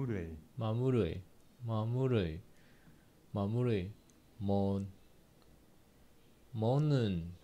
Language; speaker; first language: Korean; non-native, learner; Chinese